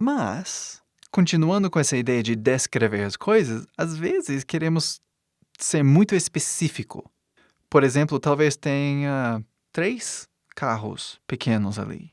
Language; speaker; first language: Portuguese; non-native, fluent; English